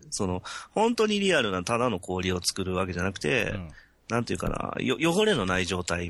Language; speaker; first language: Japanese; native; Japanese